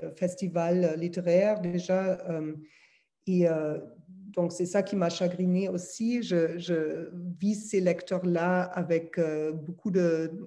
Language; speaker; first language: French; non-native, fluent; German